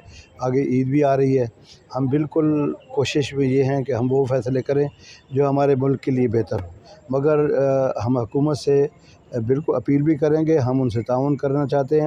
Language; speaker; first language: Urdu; non-native, local second language; Punjabi